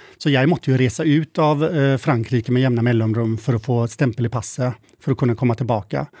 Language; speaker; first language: Swedish; native; Swedish